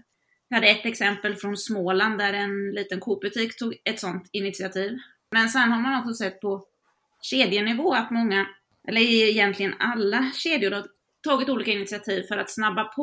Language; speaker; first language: Swedish; native; Swedish